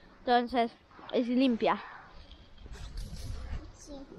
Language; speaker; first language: Spanish; early bilingual, heritage; Spanish